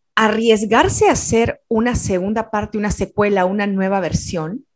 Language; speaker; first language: Spanish; native; Spanish